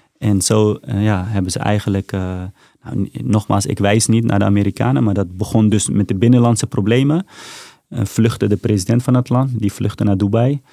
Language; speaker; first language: Dutch; early bilingual, other home language; Persian